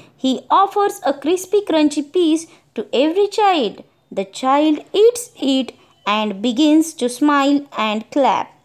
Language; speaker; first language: English; non-native, local second language; Marathi